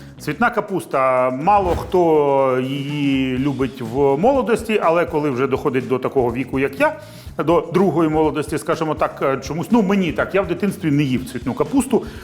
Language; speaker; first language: Ukrainian; native; Ukrainian